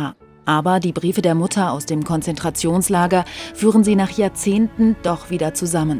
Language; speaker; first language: German; native; German